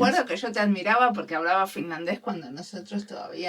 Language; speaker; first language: Spanish; native; Spanish